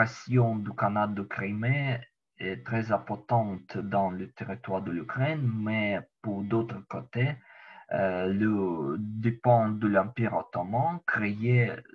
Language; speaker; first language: French; non-native, learner; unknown